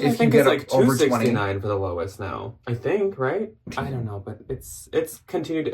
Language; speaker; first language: English; native; English